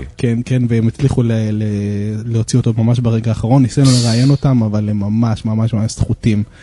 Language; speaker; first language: Hebrew; native; Hebrew